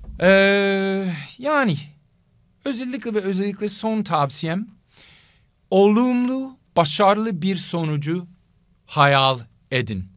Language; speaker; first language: Turkish; non-native, fluent; English